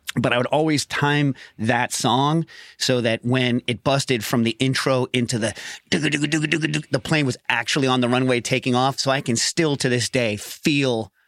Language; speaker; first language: English; native; English